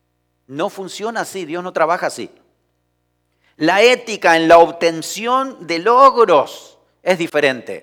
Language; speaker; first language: Spanish; native; Spanish